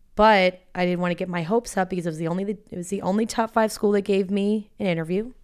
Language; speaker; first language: English; native; English